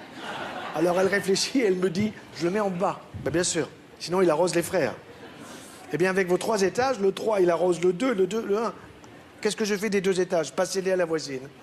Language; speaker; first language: French; native; French